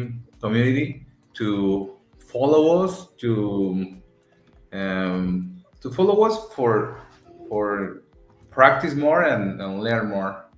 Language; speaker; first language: English; non-native, learner; Spanish